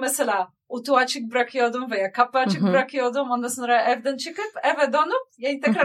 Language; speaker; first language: Turkish; non-native, learner; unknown